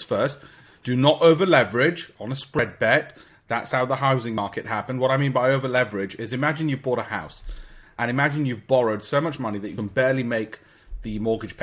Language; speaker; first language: English; native; English